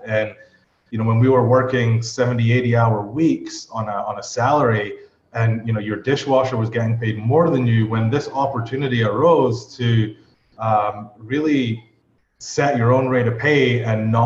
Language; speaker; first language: English; native; English